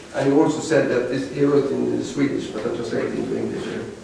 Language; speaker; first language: English; non-native, fluent; Swedish